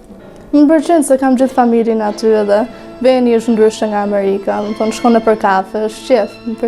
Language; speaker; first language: Albanian; early bilingual, heritage; Albanian